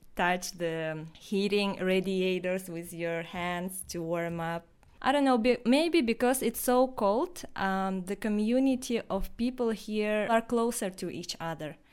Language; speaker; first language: English; non-native, fluent; Yakut